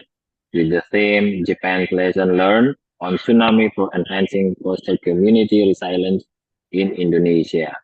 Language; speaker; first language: English; non-native, learner; Indonesian